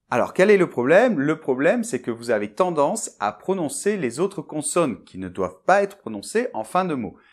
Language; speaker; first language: French; native; French